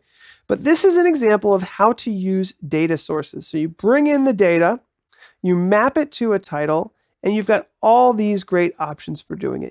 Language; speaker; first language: English; native; English